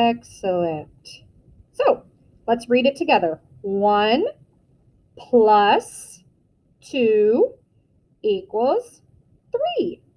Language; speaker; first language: English; native; English